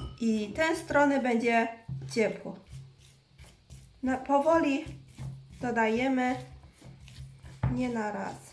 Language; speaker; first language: Polish; non-native, learner; Chinese